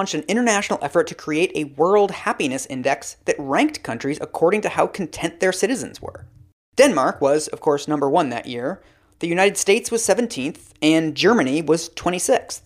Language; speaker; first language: English; native; English